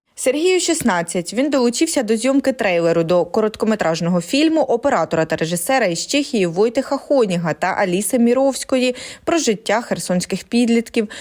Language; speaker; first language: Ukrainian; native; Ukrainian